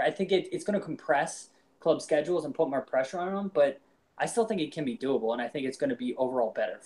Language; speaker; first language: English; native; English